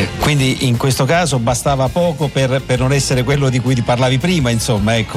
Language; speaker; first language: Italian; native; Italian